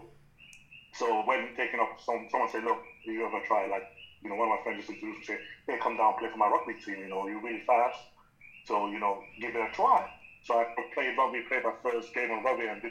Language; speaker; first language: English; non-native, local second language; Yoruba